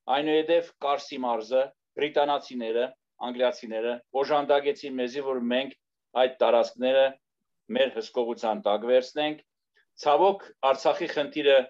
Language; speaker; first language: Armenian; native; Armenian